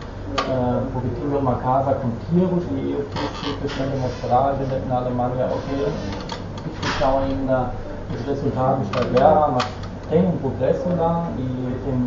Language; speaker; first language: Portuguese; non-native, fluent; Dutch